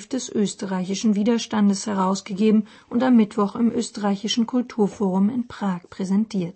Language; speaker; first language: German; native; German